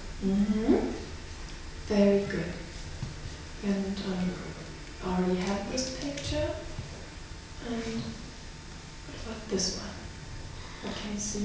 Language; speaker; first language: English; non-native, fluent; German